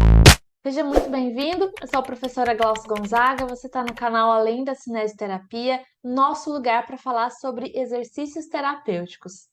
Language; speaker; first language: Portuguese; native; Portuguese